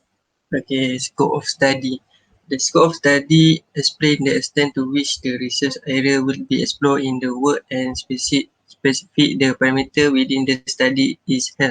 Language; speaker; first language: English; non-native, learner; Malay